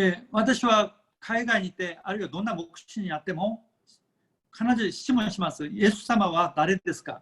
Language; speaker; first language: Japanese; non-native, fluent; Korean